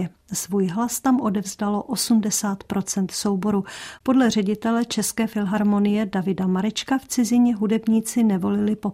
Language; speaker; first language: Czech; native; Czech